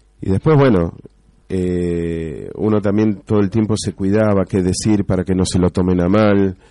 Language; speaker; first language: Spanish; native; Spanish